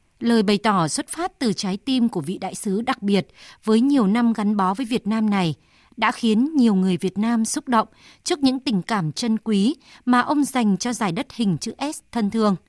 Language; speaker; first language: Vietnamese; native; Vietnamese